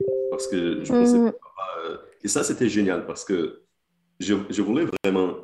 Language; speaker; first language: French; non-native, fluent; Portuguese